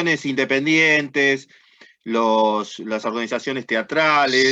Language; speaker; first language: Spanish; native; Spanish